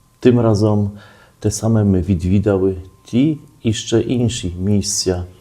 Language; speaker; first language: Ukrainian; early bilingual, heritage; Ukrainian